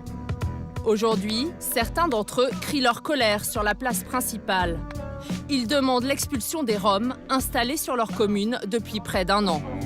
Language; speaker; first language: French; native; French